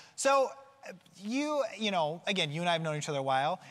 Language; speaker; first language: English; native; English